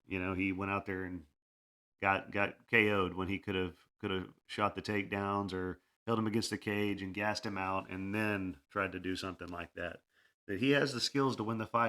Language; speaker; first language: English; native; English